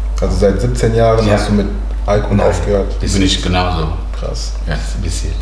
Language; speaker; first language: German; early bilingual, other home language; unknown